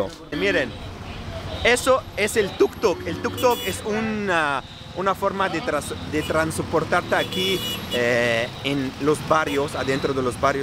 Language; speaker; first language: Spanish; non-native, fluent; Arabic